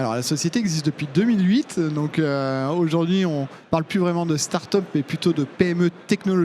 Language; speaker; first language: French; native; French